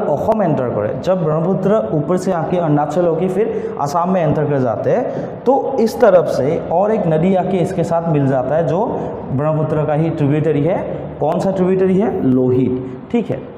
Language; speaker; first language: Hindi; non-native, local second language; Assamese